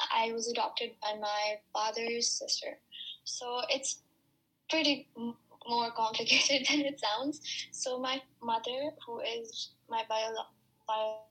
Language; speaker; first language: English; non-native, local second language; Urdu